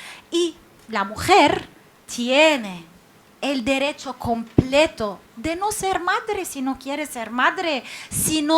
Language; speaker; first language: Spanish; non-native, fluent; Arabic